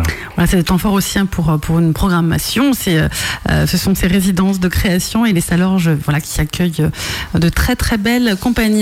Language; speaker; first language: French; native; French